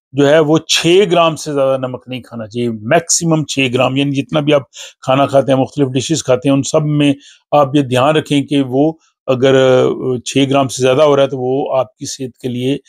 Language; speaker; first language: Urdu; non-native, local second language; Punjabi